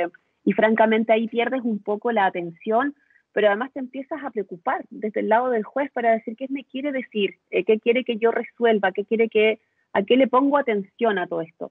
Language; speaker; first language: Spanish; native; Spanish